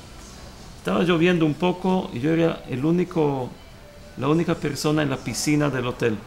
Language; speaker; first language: Spanish; early bilingual, heritage; Hebrew